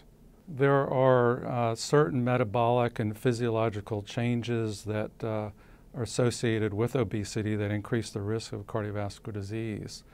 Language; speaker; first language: English; native; English